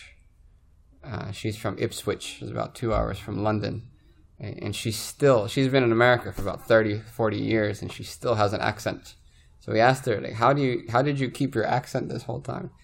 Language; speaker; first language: English; native; English